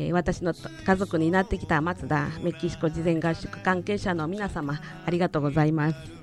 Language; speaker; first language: Japanese; non-native, fluent; Spanish